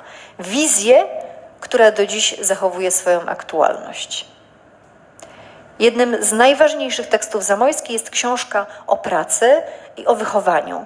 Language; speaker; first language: Polish; native; Polish